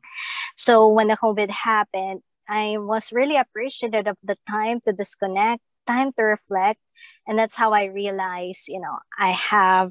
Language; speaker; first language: English; non-native, local second language; Filipino